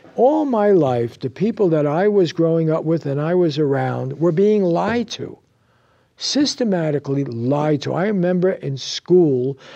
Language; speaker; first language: English; native; English